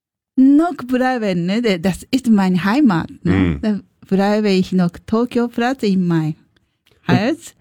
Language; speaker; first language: German; non-native, learner; Japanese